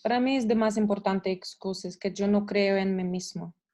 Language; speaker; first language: Spanish; non-native, learner; Russian